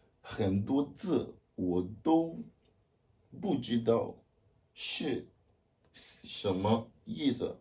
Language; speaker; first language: Chinese; non-native, learner; French